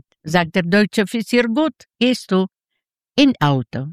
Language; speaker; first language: German; non-native, learner; Yiddish